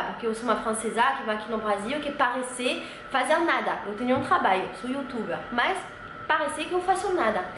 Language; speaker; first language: Portuguese; non-native, fluent; French